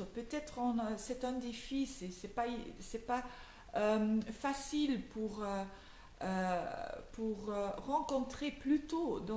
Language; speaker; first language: French; non-native, local second language; Dutch